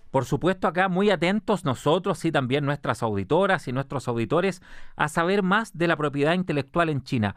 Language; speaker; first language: Spanish; native; Spanish